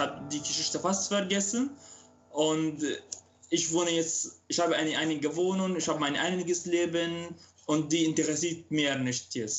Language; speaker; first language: German; non-native, local second language; Arabic